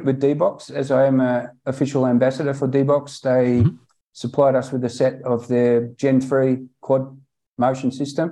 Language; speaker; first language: English; native; English